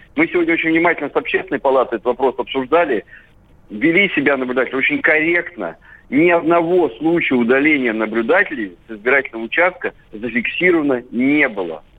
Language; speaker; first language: Russian; native; Russian